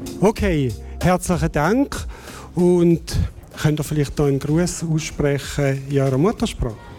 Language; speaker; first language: German; native; German